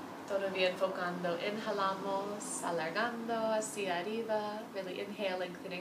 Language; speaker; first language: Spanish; non-native, fluent; English